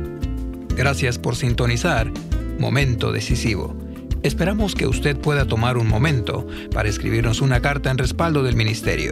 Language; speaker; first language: Spanish; native; Spanish